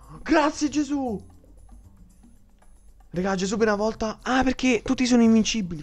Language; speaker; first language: Italian; native; Italian